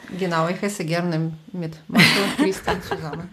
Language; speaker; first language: German; non-native, fluent; Russian